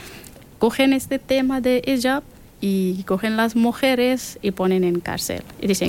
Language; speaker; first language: Spanish; non-native, learner; Persian